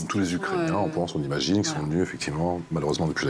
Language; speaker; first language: French; native; French